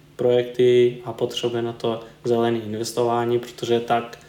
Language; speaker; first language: Czech; non-native, fluent; Serbian